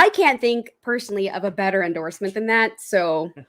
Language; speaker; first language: English; native; English